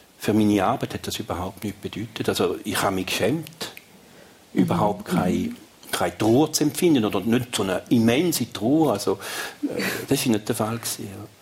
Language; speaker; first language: German; native; German